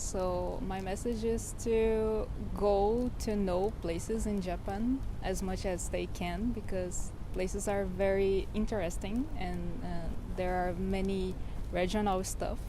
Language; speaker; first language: English; non-native, fluent; Portuguese